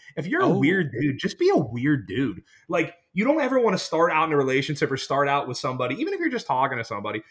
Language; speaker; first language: English; native; English